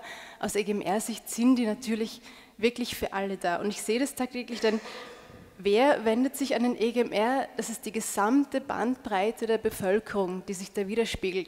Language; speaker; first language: German; native; German